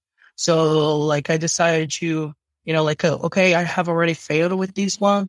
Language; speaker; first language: English; non-native, fluent; Portuguese